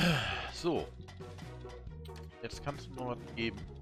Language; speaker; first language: German; native; German